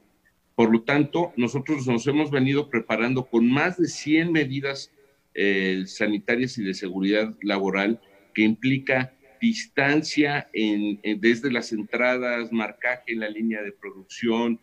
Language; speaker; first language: Spanish; native; Spanish